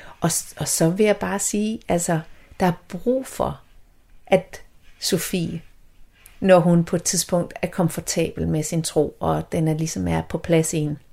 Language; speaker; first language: Danish; native; Danish